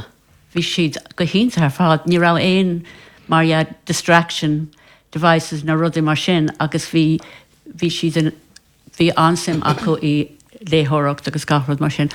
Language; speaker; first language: Irish; non-native, local second language; English